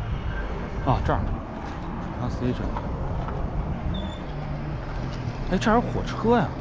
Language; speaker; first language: Chinese; native; Chinese